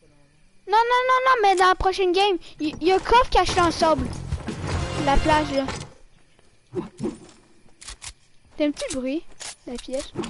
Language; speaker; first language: French; native; French